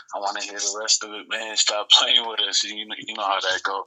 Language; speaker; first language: English; native; English